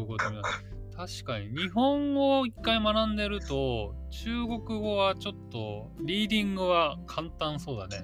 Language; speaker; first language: Japanese; native; Japanese